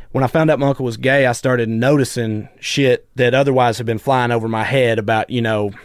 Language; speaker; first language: English; native; English